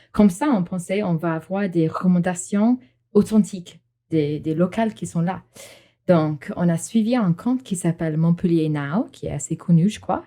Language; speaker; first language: French; non-native, fluent; English